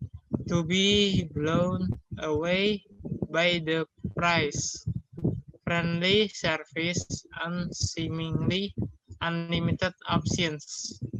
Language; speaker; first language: English; non-native, learner; Indonesian